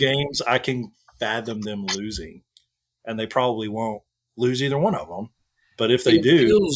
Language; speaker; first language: English; native; English